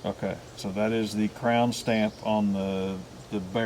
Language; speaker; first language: English; native; English